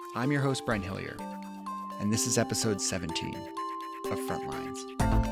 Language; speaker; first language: English; native; English